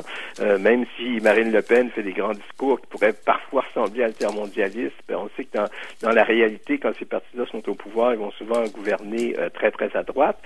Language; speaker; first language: French; native; French